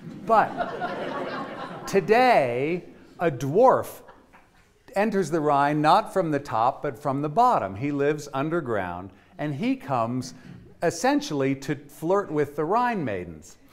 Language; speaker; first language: English; native; English